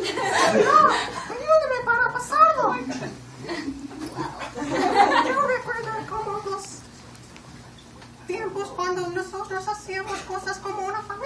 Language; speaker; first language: Spanish; non-native, learner; English